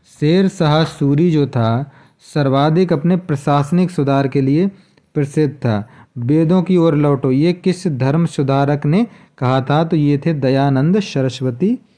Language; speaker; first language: Hindi; native; Hindi